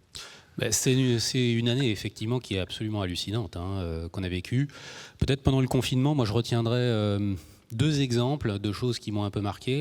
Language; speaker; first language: French; native; French